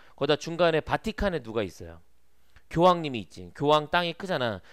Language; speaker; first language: Korean; native; Korean